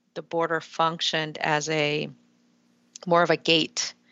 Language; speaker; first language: English; early bilingual, other home language; Spanish